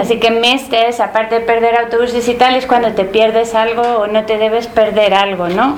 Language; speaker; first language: Spanish; native; Spanish